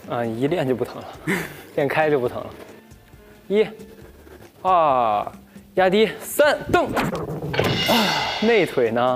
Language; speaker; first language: Chinese; native; Chinese